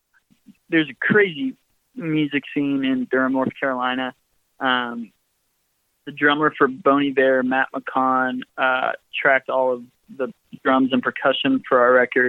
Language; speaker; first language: English; native; English